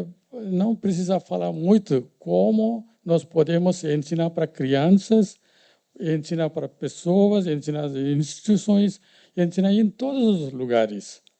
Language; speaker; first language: Portuguese; non-native, learner; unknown